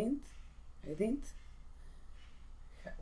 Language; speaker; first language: English; non-native, learner; Spanish